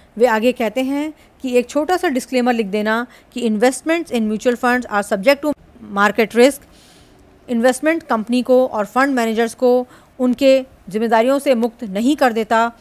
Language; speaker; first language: Hindi; native; Hindi